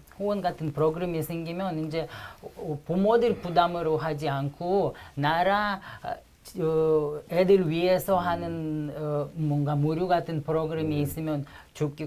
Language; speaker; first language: Korean; non-native, fluent; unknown